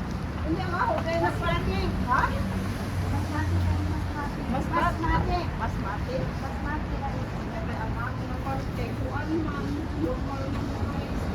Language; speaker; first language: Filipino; non-native, local second language; Cebuano